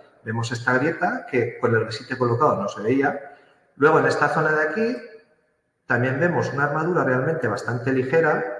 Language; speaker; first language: Spanish; native; Spanish